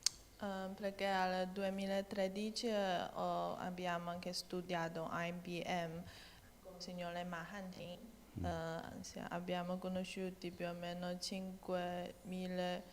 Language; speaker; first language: Italian; non-native, learner; Chinese